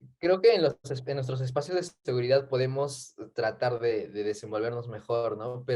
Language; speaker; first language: Spanish; non-native, local second language; Quechua